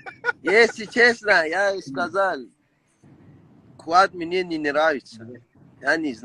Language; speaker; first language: Russian; non-native, learner; Persian